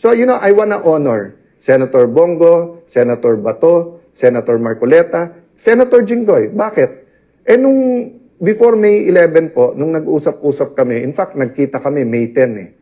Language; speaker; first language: Filipino; native; Filipino